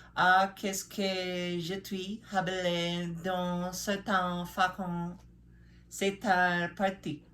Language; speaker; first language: French; non-native, learner; English